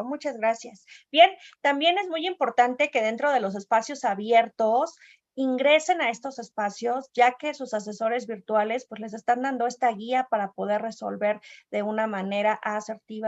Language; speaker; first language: Spanish; native; Spanish